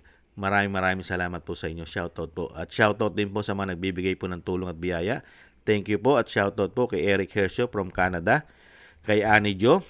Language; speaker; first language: Filipino; native; Filipino